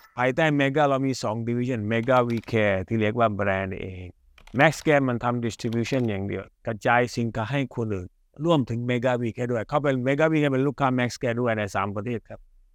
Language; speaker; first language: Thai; early bilingual, other home language; Hindi